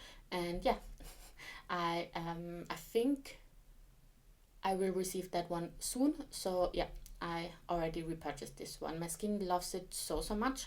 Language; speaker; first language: English; non-native, fluent; German